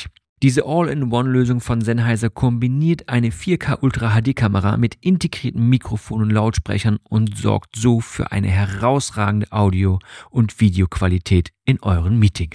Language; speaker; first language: German; native; German